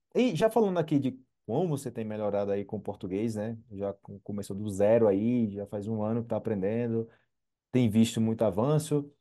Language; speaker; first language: Portuguese; native; Portuguese